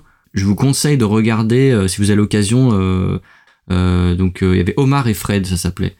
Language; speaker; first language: French; native; French